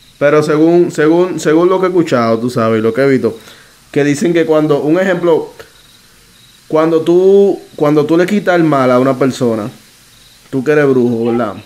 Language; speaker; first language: Spanish; native; Spanish